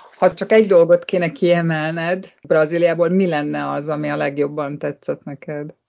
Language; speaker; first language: Hungarian; native; Hungarian